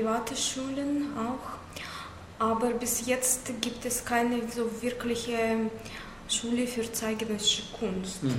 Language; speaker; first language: German; non-native, learner; Russian